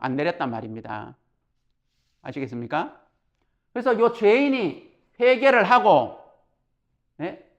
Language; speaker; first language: Korean; native; Korean